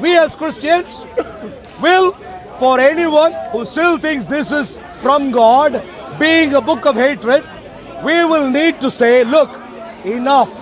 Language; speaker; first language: English; non-native, fluent; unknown